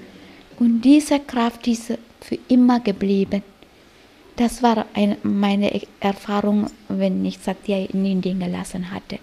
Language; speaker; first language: German; non-native, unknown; Malayalam